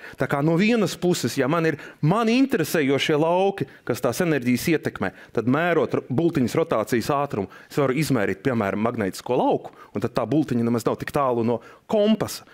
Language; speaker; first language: Latvian; non-native, local second language; Russian